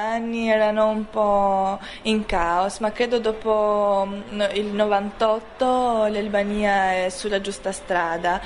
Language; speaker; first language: Italian; non-native, learner; Albanian